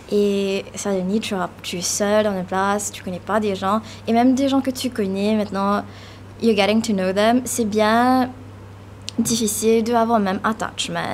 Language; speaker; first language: French; non-native, local second language; Morisyen